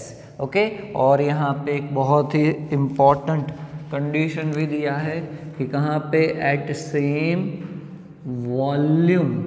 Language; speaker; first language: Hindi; non-native, local second language; Gujarati